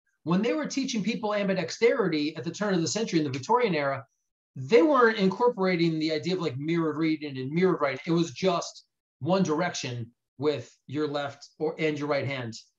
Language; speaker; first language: English; native; English